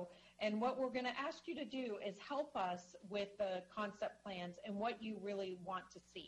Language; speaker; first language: English; native; English